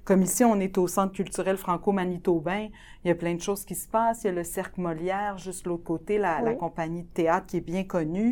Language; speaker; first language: French; native; French